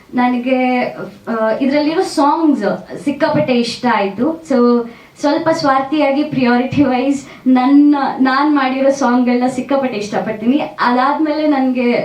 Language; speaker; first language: Kannada; native; Kannada